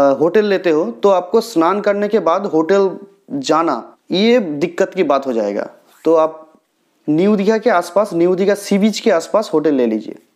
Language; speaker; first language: Hindi; non-native, local second language; Bangla